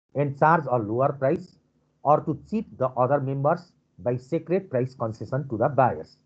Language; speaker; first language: English; non-native, local second language; Nepali